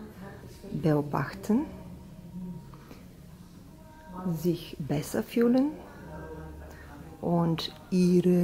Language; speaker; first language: German; non-native, learner; Bulgarian